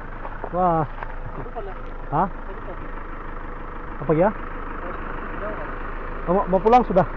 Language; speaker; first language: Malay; non-native, local second language; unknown